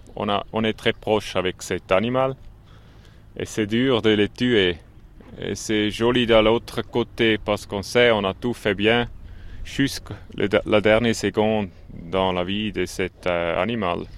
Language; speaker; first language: French; non-native, local second language; German